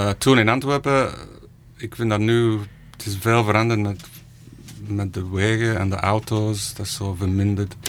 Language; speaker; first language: Dutch; non-native, fluent; English